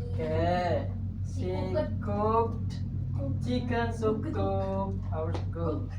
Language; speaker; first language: English; non-native, learner; Indonesian